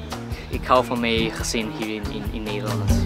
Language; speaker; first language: Dutch; non-native, learner; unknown